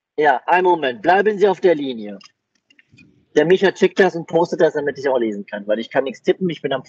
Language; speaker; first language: German; native; German